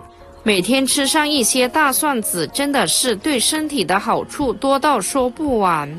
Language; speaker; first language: Chinese; native; Chinese